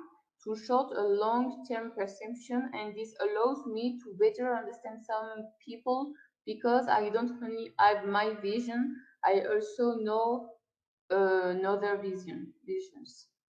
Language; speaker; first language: English; non-native, learner; French